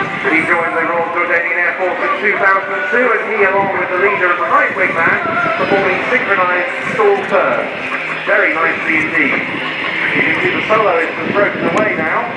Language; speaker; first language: English; native; English